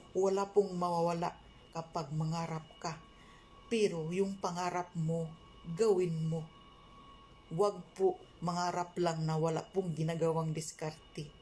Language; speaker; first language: Filipino; non-native, local second language; Cebuano